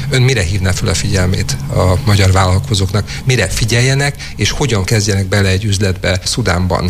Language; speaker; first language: Hungarian; native; Hungarian